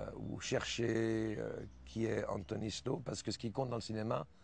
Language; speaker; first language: French; native; French